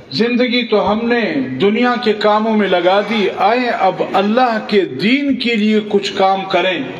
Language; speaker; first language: Urdu; non-native, local second language; Pashto